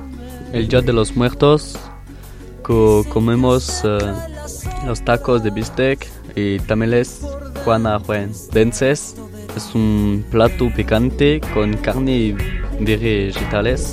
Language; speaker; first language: Spanish; non-native, learner; French